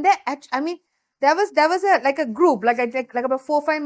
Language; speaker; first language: English; non-native, local second language; Sinhala